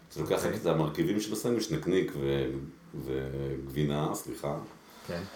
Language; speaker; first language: Hebrew; early bilingual, other home language; Spanish